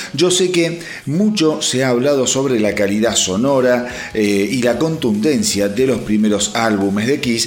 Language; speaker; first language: Spanish; native; Spanish